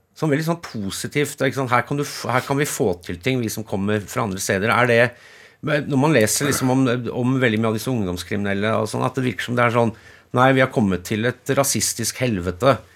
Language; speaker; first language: Norwegian; native; Norwegian